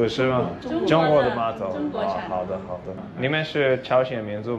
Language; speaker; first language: Chinese; non-native, learner; English